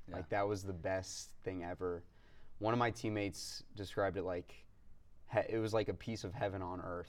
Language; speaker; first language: English; native; English